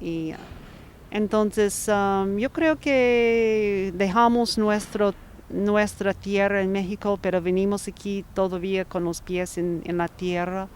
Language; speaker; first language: Spanish; non-native, fluent; English